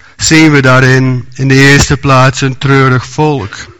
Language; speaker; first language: Dutch; native; Dutch